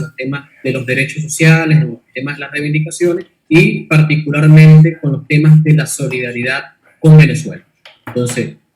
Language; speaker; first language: Spanish; native; Spanish